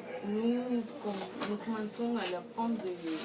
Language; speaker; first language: French; non-native, fluent; Spanish